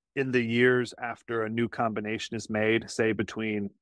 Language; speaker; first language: English; native; English